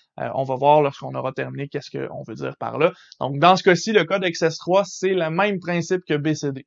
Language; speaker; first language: French; native; French